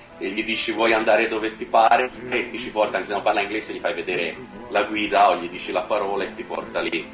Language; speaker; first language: Italian; native; Italian